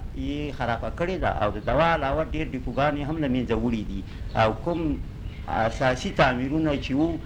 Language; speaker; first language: Pashto; native; Pashto